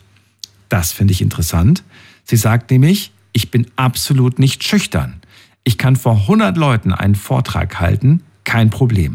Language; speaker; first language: German; native; German